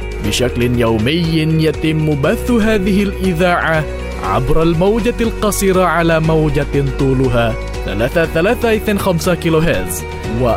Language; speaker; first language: Arabic; non-native, fluent; Indonesian